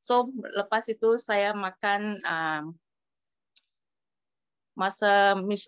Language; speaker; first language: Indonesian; non-native, local second language; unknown